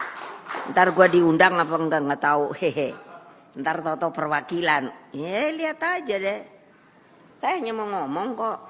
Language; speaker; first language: Indonesian; native; Indonesian